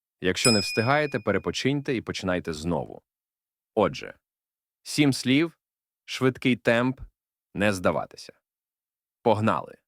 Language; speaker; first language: Ukrainian; native; Ukrainian